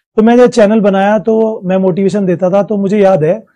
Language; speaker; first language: Hindi; native; Hindi